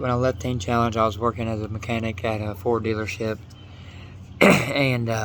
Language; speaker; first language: English; native; English